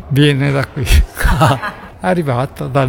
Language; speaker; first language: Italian; non-native, learner; Japanese